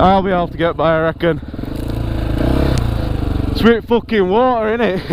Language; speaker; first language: English; native; English